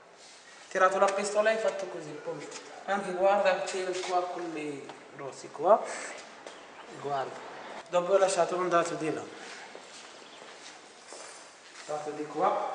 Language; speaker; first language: Italian; non-native, learner; Arabic